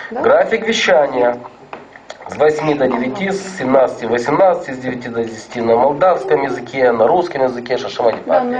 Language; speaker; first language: Russian; non-native, local second language; Romanian